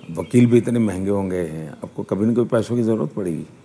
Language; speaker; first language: Hindi; non-native, local second language; Gujarati